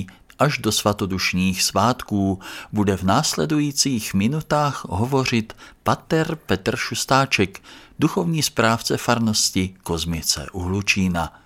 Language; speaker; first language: Czech; native; Czech